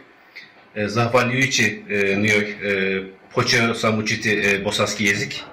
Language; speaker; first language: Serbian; non-native, learner; Turkish